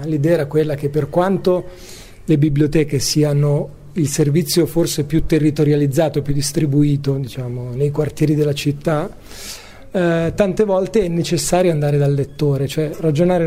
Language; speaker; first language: Italian; native; Italian